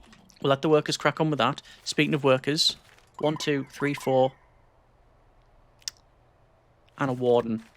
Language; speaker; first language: English; native; English